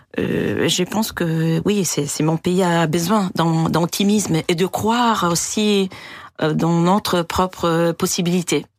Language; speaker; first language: French; non-native, fluent; Italian